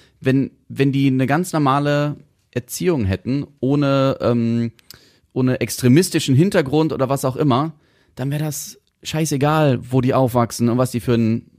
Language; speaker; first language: German; native; German